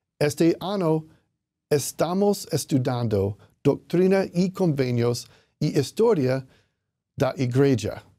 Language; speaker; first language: Portuguese; non-native, learner; English